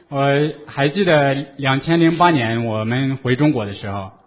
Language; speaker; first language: Chinese; native; Chinese